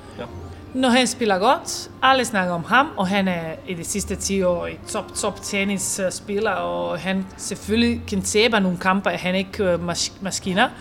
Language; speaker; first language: Danish; non-native, fluent; Serbian